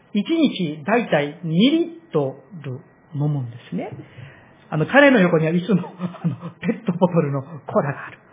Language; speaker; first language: Japanese; non-native, fluent; Korean